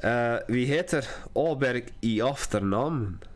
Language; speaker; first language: Swedish; non-native, learner; English